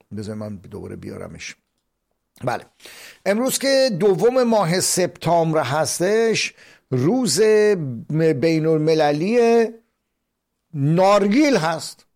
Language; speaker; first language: Persian; native; Persian